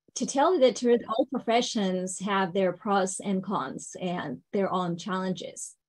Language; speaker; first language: English; non-native, fluent; Ukrainian